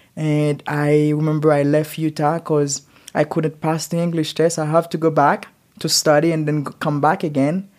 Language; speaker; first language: English; non-native, learner; Haitian Creole